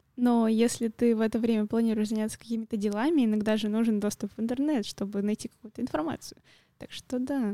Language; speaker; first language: Russian; native; Russian